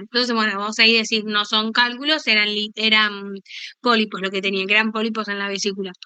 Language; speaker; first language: Spanish; native; Spanish